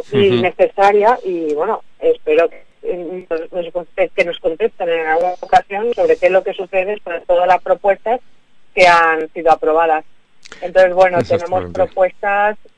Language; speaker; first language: Spanish; native; Spanish